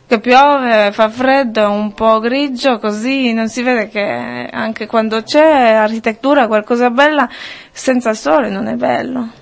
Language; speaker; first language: Italian; non-native, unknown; Polish